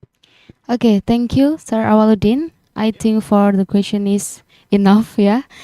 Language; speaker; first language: English; non-native, learner; Indonesian